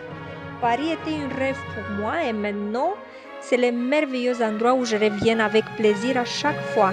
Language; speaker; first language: French; non-native, fluent; Romanian